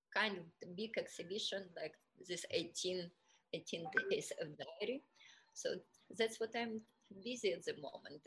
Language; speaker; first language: English; non-native, fluent; Russian